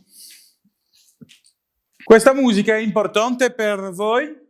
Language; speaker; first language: Italian; non-native, learner; French